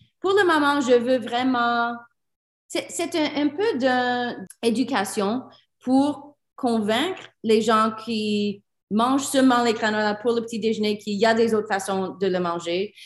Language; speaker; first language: French; non-native, learner; English